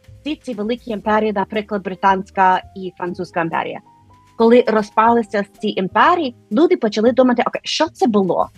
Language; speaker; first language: Ukrainian; non-native, fluent; English